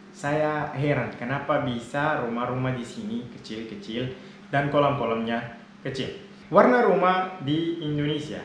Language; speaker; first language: Indonesian; non-native, fluent; Arabic